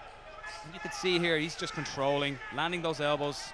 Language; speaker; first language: English; native; English